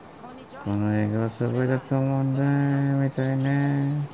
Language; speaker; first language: Japanese; non-native, learner; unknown